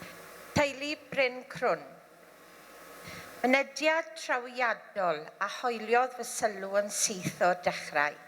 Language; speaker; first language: Welsh; native; Welsh